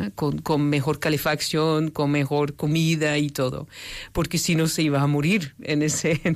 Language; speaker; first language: Spanish; non-native, fluent; French